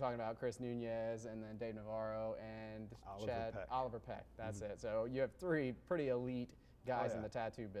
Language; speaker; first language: English; native; English